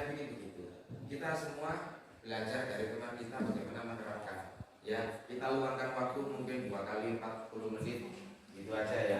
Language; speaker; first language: Indonesian; native; Indonesian